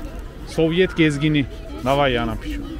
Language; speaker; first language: Russian; non-native, learner; Turkish